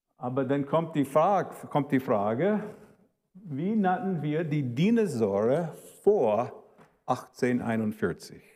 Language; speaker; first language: German; early bilingual, heritage; German